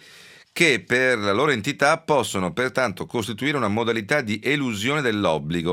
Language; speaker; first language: Italian; native; Italian